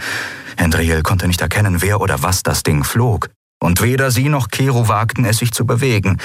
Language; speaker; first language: German; native; German